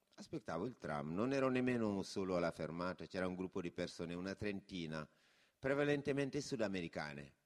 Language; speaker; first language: Italian; non-native, fluent; Wolof